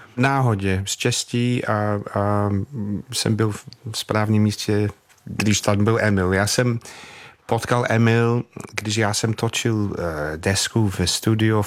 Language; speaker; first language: Czech; non-native, learner; English